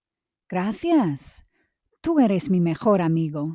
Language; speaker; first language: Spanish; non-native, learner; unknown